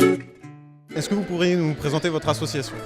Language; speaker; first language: French; native; French